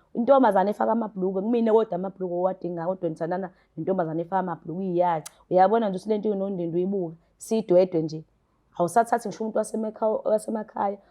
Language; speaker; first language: Zulu; native; Zulu